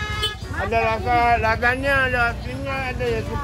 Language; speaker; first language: Indonesian; non-native, learner; Japanese